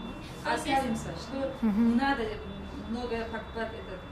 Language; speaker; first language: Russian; non-native, learner; Persian